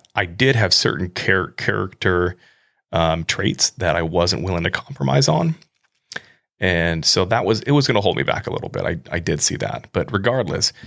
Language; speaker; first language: English; native; English